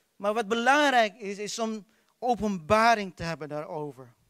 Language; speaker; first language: Dutch; non-native, fluent; Filipino